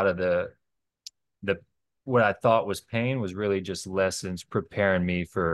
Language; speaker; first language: English; native; English